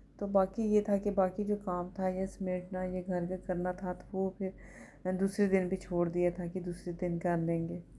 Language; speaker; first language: Urdu; native; Urdu